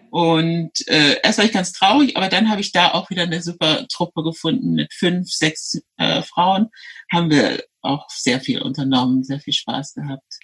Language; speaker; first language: German; native; German